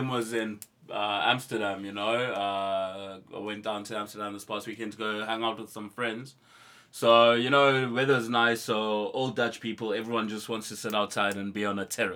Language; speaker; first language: English; non-native, local second language; Xhosa